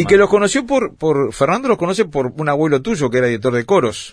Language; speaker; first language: Spanish; native; Spanish